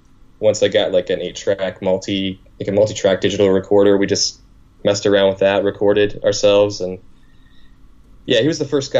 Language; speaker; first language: English; native; English